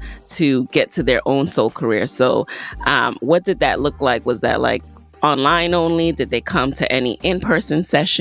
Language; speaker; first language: English; native; English